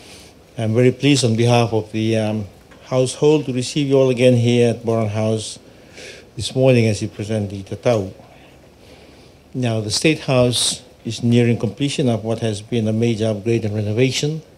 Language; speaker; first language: English; non-native, local second language; Fijian